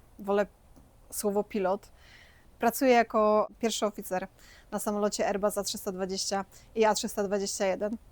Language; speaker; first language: Polish; native; Polish